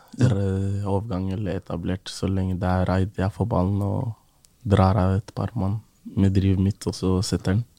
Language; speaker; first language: Norwegian; early bilingual, other home language; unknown